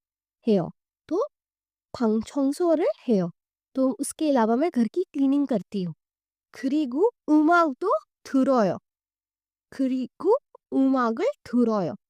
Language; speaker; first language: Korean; non-native, fluent; Hindi